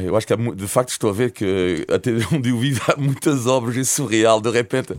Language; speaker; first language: Portuguese; non-native, fluent; French